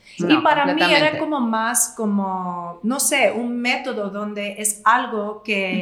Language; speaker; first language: Spanish; non-native, fluent; English